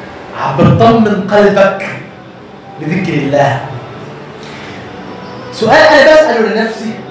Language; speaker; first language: Arabic; native; Arabic